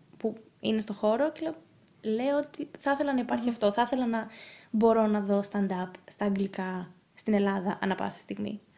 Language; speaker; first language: Greek; early bilingual, heritage; Greek